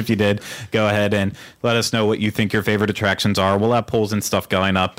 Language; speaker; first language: English; native; English